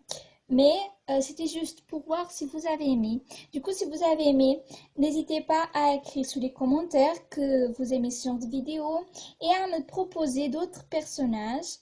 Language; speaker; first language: French; non-native, fluent; Portuguese